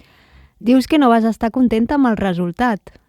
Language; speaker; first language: Catalan; native; Catalan